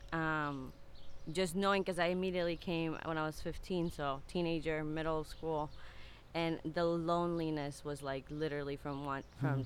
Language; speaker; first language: English; non-native, fluent; Spanish